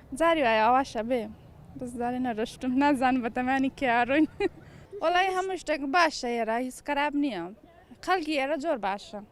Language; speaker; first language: Central Kurdish; non-native, learner; Nepali